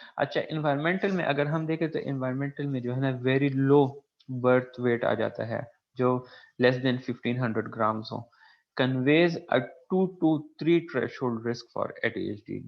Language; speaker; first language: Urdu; non-native, local second language; Pashto